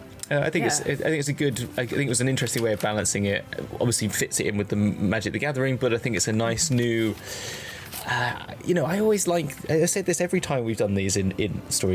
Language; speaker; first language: English; native; English